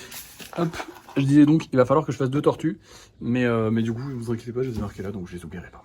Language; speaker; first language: French; native; French